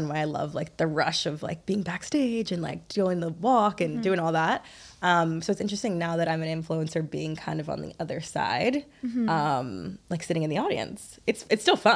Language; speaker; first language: English; native; English